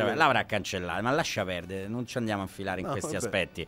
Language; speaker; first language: Italian; native; Italian